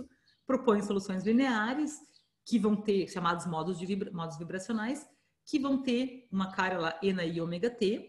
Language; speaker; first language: Portuguese; native; Portuguese